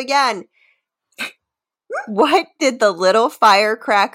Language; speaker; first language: English; native; English